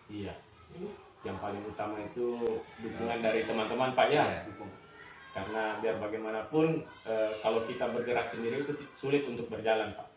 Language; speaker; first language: Indonesian; native; Indonesian